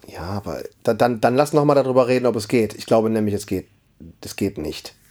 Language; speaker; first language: German; native; German